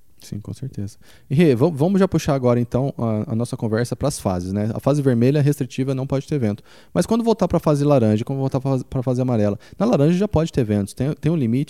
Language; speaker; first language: Portuguese; native; Portuguese